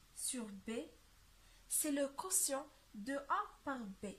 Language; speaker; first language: French; non-native, local second language; Arabic